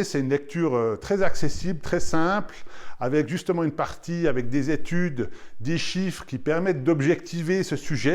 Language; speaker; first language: French; native; French